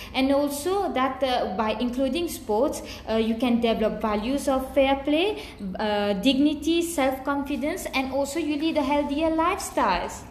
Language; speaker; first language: English; non-native, local second language; Morisyen